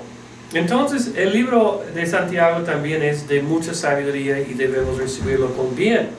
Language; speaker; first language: Spanish; non-native, fluent; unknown